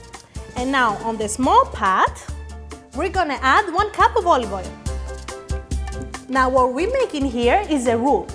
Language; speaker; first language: English; non-native, fluent; Greek